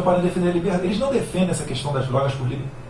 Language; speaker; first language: Portuguese; native; Portuguese